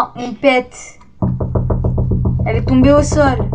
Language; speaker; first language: French; native; French